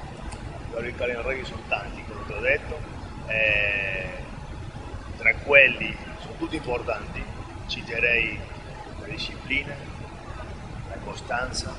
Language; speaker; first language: Italian; non-native, fluent; Spanish